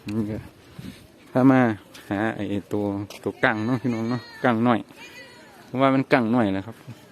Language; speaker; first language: Thai; native; Thai